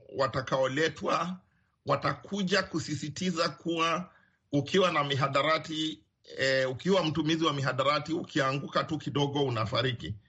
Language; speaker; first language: Swahili; non-native, local second language; Luyia